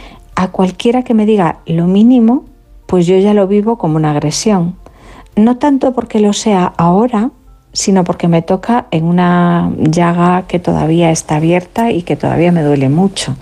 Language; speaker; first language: Spanish; native; Spanish